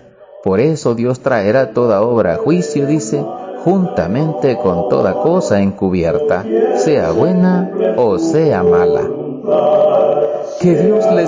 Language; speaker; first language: Spanish; native; Spanish